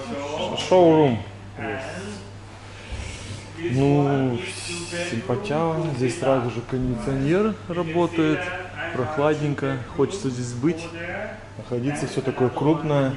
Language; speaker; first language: Russian; native; Russian